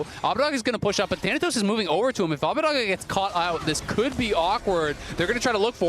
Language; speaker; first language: English; native; English